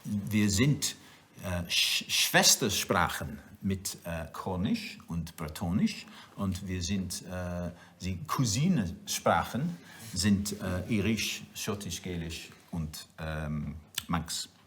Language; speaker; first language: German; non-native, learner; Welsh